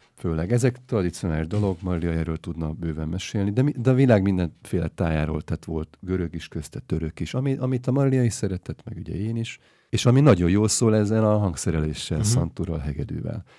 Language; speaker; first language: Hungarian; native; Hungarian